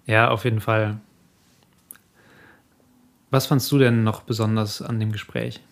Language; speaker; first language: German; native; German